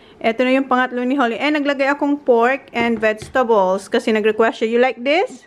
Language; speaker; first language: Filipino; non-native, local second language; Bikol